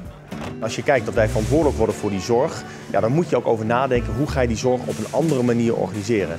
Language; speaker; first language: Dutch; native; Dutch